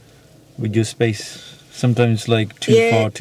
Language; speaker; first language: English; native; English